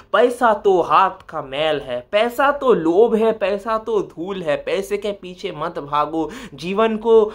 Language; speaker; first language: Hindi; non-native, local second language; Bangla